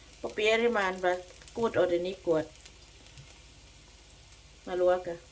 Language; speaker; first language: German; non-native, learner; Thai